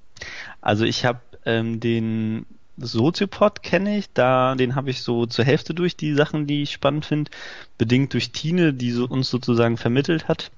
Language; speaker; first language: German; native; German